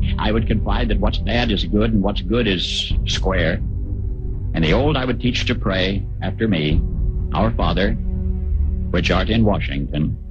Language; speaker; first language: English; native; English